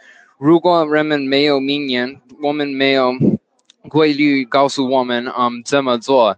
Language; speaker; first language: Chinese; non-native, learner; English